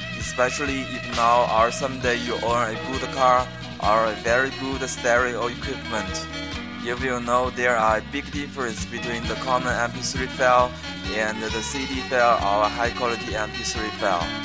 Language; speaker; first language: English; non-native, fluent; Chinese